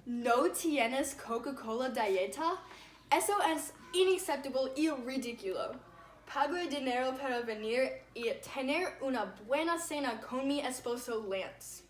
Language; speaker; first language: Spanish; non-native, learner; English